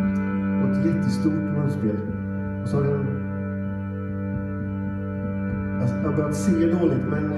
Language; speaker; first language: Swedish; native; Swedish